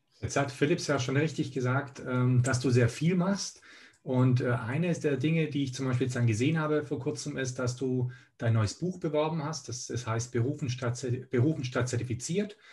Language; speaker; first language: German; early bilingual, other home language; Serbian